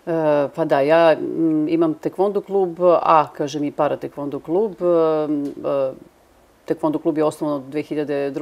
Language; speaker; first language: Serbian; native; Serbian